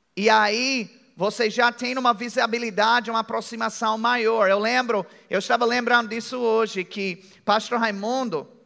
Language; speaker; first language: Portuguese; non-native, fluent; English